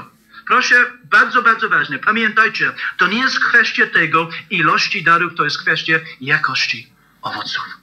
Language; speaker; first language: Polish; non-native, learner; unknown